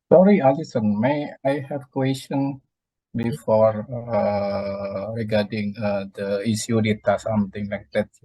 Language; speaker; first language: English; non-native, learner; Indonesian